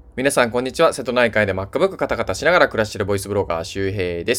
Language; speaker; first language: Japanese; native; Japanese